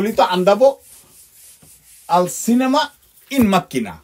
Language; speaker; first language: Italian; non-native, fluent; Bangla